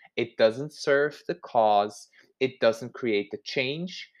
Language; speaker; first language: English; non-native, fluent; Swiss German